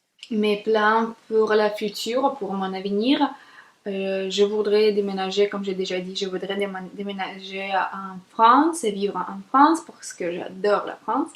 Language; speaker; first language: French; non-native, learner; Russian